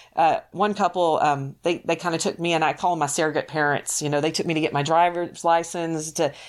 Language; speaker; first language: English; native; English